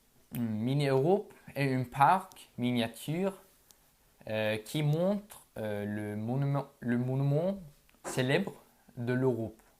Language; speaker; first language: French; non-native, learner; Norwegian